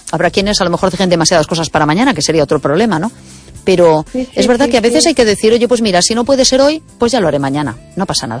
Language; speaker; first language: Spanish; native; Spanish